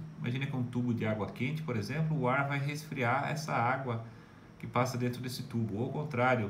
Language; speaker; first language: Portuguese; native; Portuguese